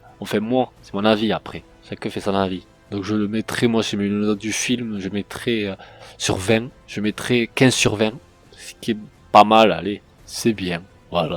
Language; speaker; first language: French; native; French